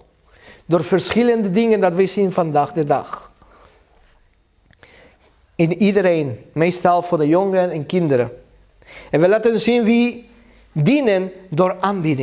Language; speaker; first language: Dutch; non-native, learner; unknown